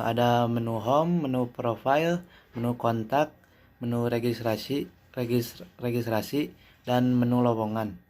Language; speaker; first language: Indonesian; native; Indonesian